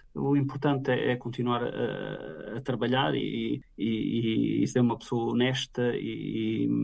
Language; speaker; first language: Portuguese; native; Portuguese